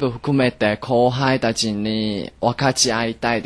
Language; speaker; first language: Japanese; non-native, learner; Chinese